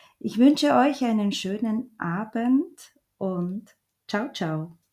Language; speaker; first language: German; early bilingual, other home language; Turkish